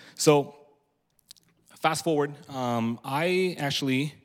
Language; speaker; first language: English; non-native, local second language; Punjabi